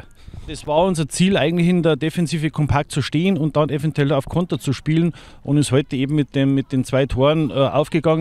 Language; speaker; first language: German; native; German